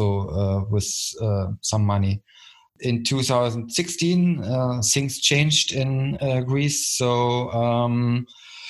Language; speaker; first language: English; non-native, fluent; German